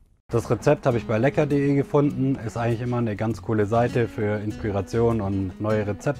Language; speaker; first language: German; native; German